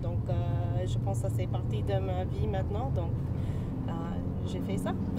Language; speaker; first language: French; non-native, learner; English